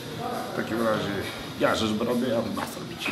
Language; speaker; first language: Polish; non-native, fluent; Lithuanian